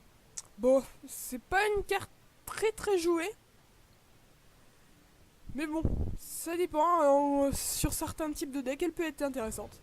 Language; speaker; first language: French; native; French